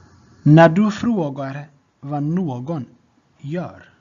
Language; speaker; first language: Swedish; non-native, fluent; Tigrinya